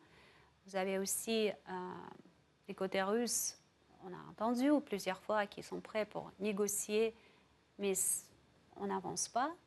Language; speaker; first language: French; non-native, fluent; Russian